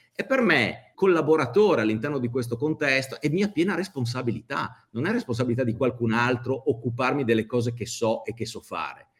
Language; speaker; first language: Italian; native; Italian